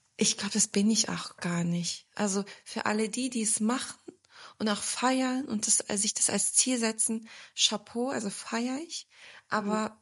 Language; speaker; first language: German; early bilingual, other home language; Turkish